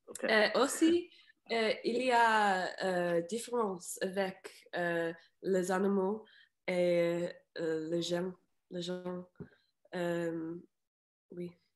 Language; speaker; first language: French; non-native, learner; English